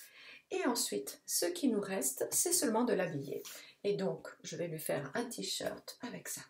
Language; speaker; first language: French; non-native, fluent; Italian